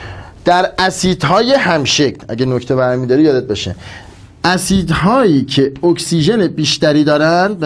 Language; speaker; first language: Persian; native; Persian